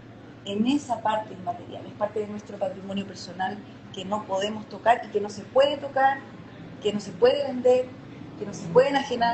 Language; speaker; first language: Spanish; native; Spanish